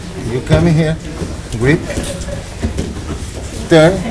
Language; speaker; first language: English; non-native, learner; Portuguese